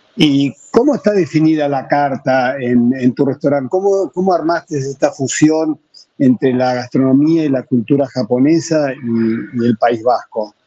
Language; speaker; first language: Spanish; native; Spanish